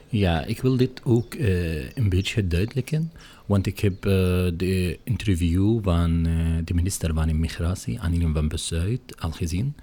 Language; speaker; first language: Dutch; non-native, learner; Arabic